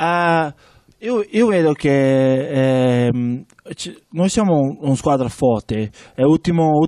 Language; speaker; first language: Italian; non-native, learner; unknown